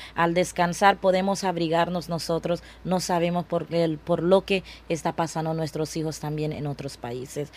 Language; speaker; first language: Spanish; non-native, local second language; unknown